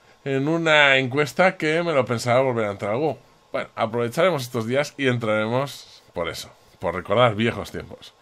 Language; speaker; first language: Spanish; native; Spanish